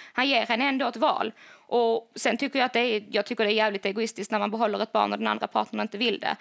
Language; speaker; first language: Swedish; native; Swedish